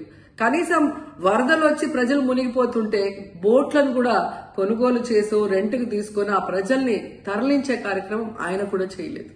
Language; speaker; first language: Telugu; native; Telugu